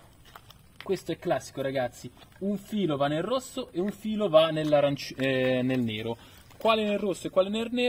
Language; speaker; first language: Italian; native; Italian